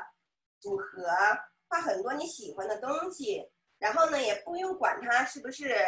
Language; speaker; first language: Chinese; native; Chinese